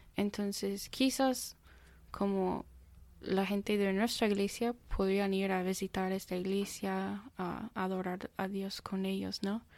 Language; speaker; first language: Spanish; non-native, fluent; English